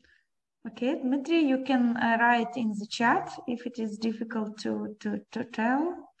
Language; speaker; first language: English; non-native, learner; Ukrainian